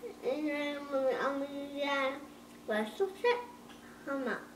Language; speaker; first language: Vietnamese; early bilingual, heritage; Vietnamese